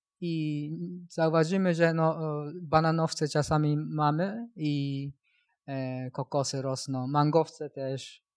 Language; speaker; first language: Polish; non-native, learner; Japanese